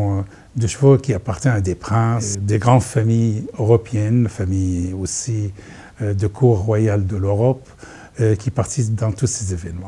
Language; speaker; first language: French; non-native, fluent; Arabic